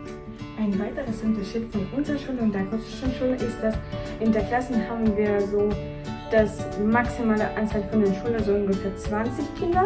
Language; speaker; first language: German; non-native, learner; Russian